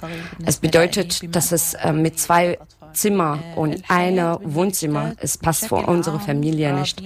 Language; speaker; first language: German; non-native, learner; Arabic